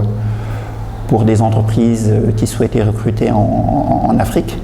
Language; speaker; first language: French; non-native, local second language; Wolof